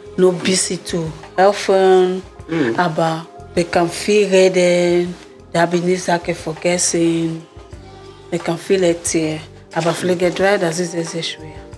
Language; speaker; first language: German; non-native, learner; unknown